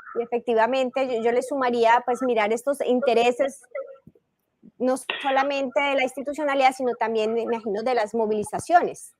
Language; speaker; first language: Spanish; native; Spanish